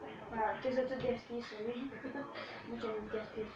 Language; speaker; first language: French; native; French